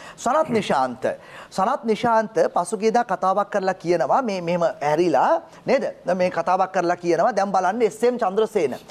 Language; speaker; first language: Sinhala; native; Sinhala